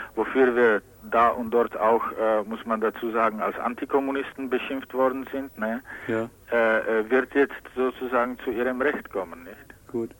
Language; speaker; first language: German; non-native, fluent; Czech